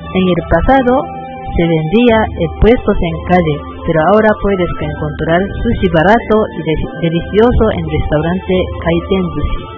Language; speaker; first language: Spanish; non-native, learner; Japanese